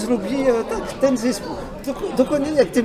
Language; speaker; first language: Polish; non-native, learner; French